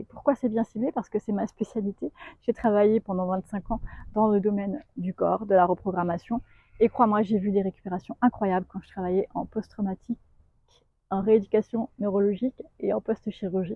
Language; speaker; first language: French; native; French